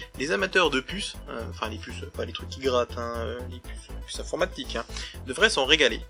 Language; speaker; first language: French; native; French